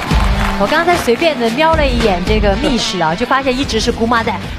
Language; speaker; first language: Chinese; native; Chinese